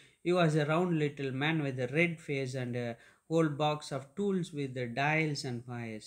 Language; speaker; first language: English; non-native, local second language; Tamil